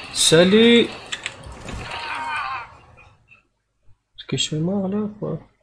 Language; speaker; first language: French; non-native, learner; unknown